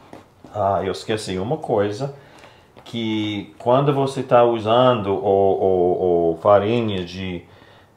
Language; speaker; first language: Portuguese; non-native, learner; English